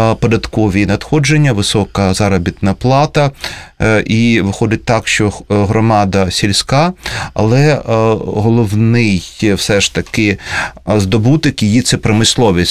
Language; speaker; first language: Ukrainian; native; Ukrainian